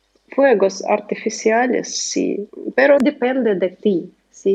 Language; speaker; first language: Spanish; non-native, learner; Russian